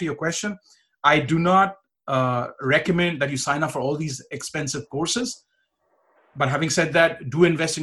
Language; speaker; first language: English; non-native, local second language; Punjabi